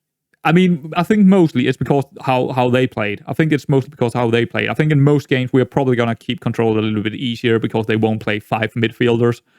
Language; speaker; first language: English; non-native, fluent; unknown